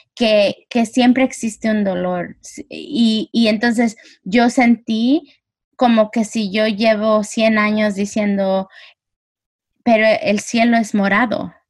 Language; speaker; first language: Spanish; early bilingual, heritage; Spanish